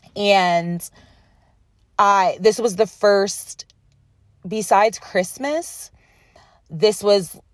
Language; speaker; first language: English; native; English